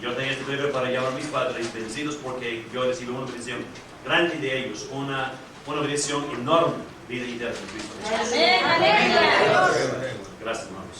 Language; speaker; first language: Spanish; non-native, fluent; English